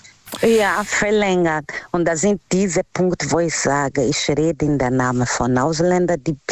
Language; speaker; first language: German; non-native, learner; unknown